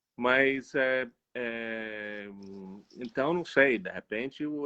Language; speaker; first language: Portuguese; non-native, fluent; English